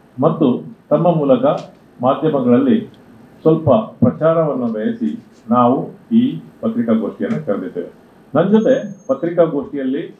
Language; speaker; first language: Kannada; non-native, local second language; Konkani